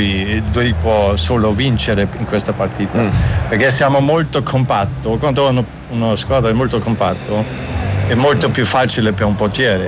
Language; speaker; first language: Italian; non-native, learner; German